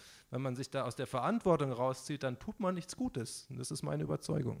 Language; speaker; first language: German; native; German